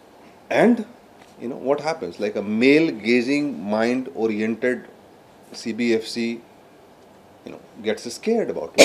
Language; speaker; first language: English; non-native, local second language; Hindi